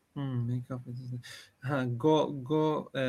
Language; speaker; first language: English; non-native, learner; Turkish